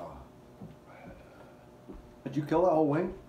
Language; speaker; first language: English; native; English